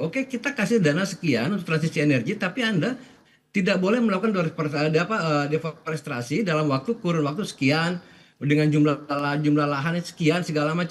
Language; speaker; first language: Indonesian; native; Indonesian